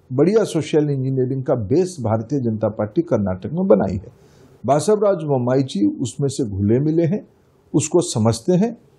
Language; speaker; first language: Hindi; non-native, local second language; Odia